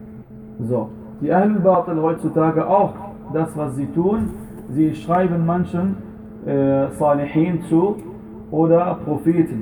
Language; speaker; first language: German; non-native, fluent; Arabic